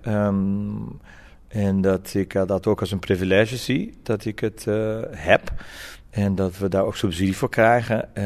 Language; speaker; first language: Dutch; non-native, fluent; Portuguese